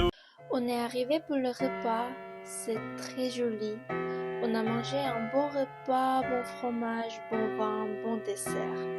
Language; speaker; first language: French; non-native, fluent; Korean